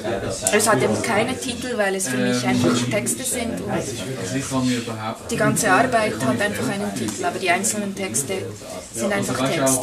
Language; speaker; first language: German; non-native, fluent; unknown